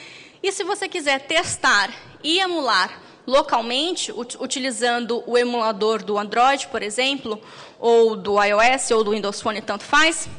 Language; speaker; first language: Portuguese; native; Portuguese